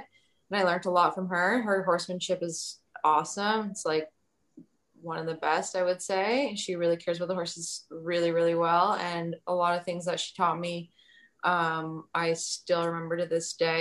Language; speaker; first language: English; native; English